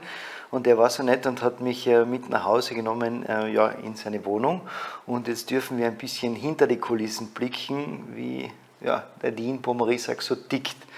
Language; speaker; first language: German; native; German